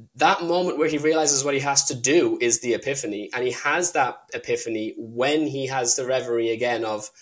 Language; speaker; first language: English; native; English